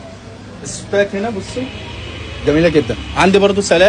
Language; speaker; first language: Arabic; native; Arabic